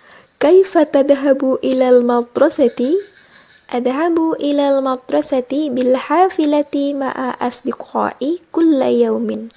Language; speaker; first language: Arabic; non-native, learner; Indonesian